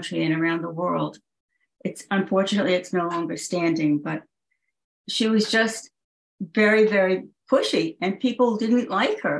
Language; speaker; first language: English; native; English